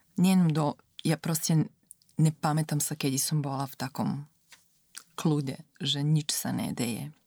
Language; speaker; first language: Slovak; non-native, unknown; Serbian